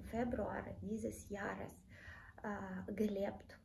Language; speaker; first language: German; non-native, fluent; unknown